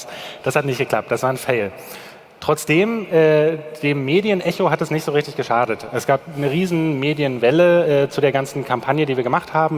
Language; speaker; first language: German; native; German